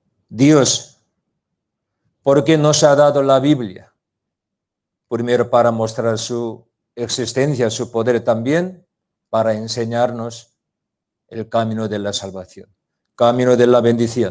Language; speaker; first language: Spanish; non-native, learner; Korean